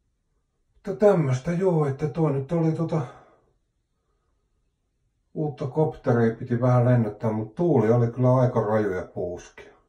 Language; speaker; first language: Finnish; native; Finnish